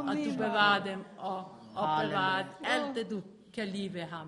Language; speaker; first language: Danish; non-native, fluent; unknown